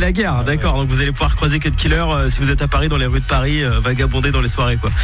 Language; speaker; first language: French; native; French